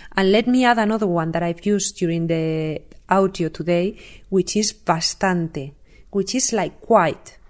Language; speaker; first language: English; non-native, fluent; Spanish